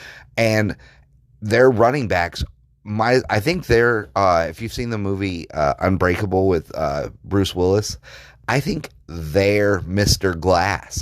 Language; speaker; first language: English; native; English